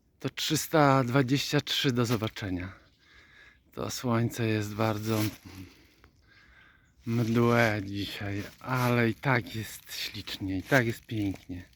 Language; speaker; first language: Polish; native; Polish